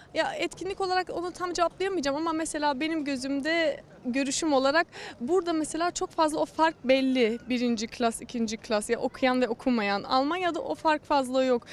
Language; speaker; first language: Turkish; early bilingual, heritage; Turkish